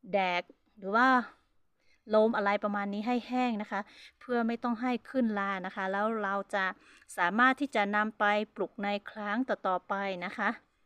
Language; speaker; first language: Thai; non-native, local second language; Hmong